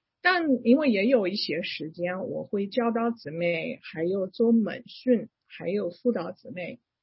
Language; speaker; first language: Chinese; non-native, fluent; English